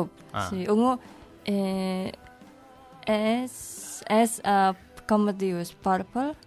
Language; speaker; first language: Catalan; non-native, learner; Indonesian